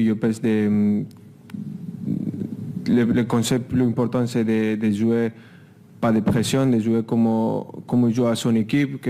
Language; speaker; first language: French; non-native, fluent; Spanish